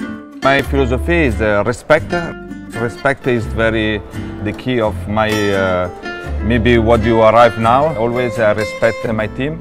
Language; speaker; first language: English; non-native, learner; Italian